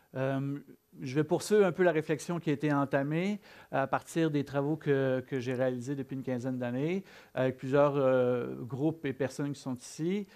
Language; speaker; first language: French; native; French